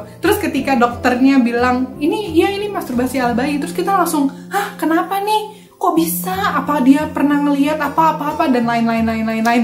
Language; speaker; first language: Indonesian; native; Indonesian